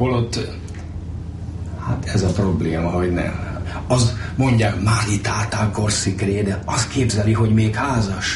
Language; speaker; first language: Hungarian; native; Hungarian